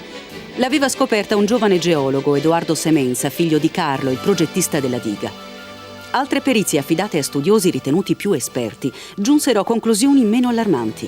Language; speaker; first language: Italian; native; Italian